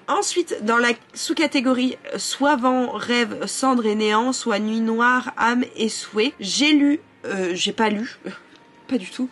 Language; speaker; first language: French; native; French